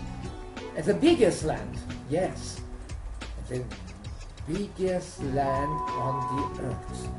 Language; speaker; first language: English; non-native, learner; Persian